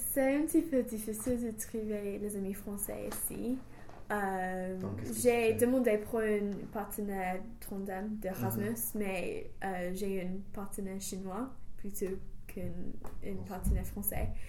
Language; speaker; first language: French; non-native, fluent; English